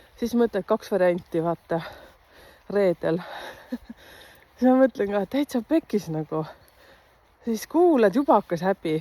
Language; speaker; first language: Estonian; native; Estonian